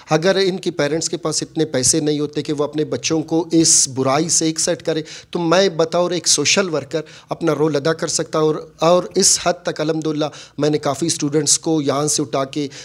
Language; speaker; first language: Urdu; non-native, local second language; Baluchi